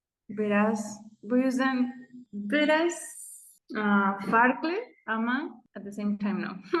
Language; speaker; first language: Turkish; non-native, learner; Spanish